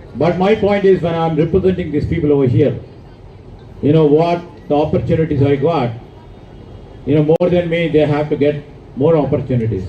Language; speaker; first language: English; non-native, local second language; Telugu